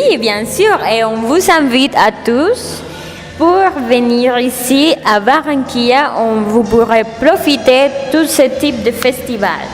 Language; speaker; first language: French; non-native, learner; Spanish